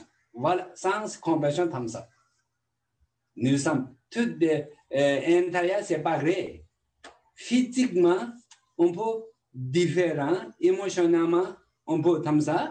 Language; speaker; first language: French; non-native, learner; Tibetan